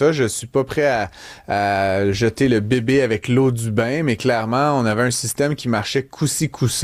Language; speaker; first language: French; native; French